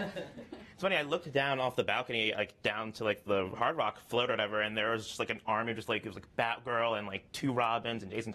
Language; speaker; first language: English; native; English